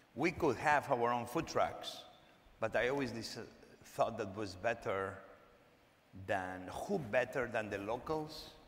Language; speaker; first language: English; non-native, fluent; Spanish